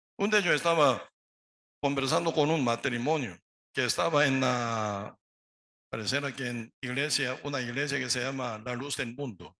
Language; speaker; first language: Spanish; non-native, learner; Korean